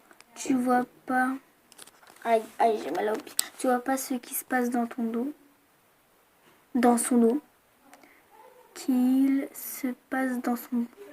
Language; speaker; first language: French; native; French